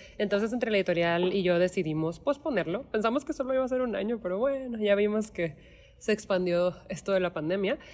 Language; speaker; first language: Spanish; native; Spanish